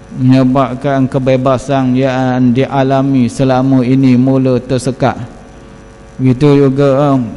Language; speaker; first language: Malay; native; Malay